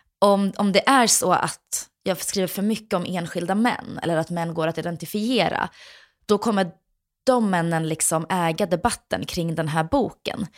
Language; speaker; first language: Swedish; early bilingual, other home language; Bosnian